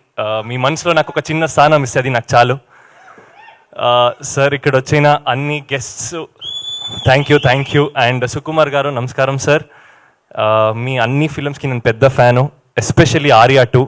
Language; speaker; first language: Telugu; non-native, learner; Kannada